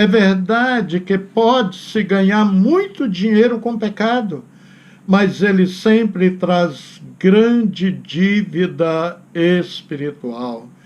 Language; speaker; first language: Portuguese; native; Portuguese